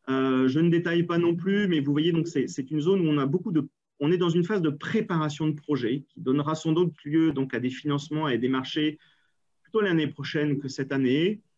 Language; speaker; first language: French; native; French